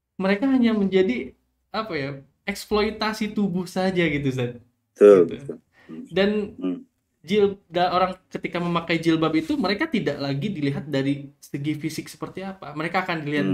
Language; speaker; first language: Indonesian; native; Indonesian